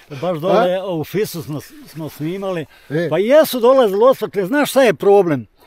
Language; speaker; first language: Croatian; native; Croatian